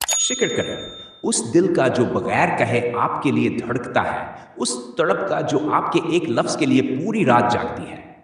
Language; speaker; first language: Urdu; native; Urdu